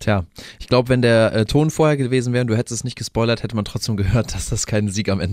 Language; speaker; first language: German; native; German